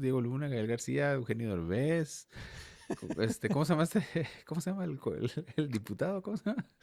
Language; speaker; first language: Spanish; early bilingual, heritage; Spanish